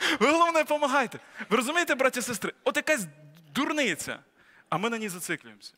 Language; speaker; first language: Ukrainian; native; Ukrainian